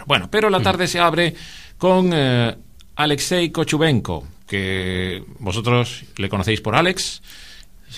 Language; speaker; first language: Spanish; native; Spanish